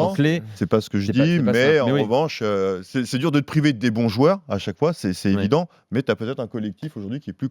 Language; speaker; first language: French; native; French